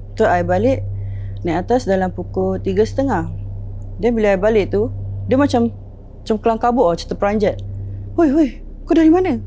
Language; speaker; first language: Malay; native; Malay